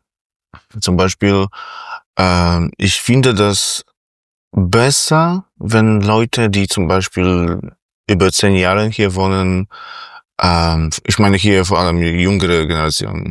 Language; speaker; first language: German; non-native, fluent; Polish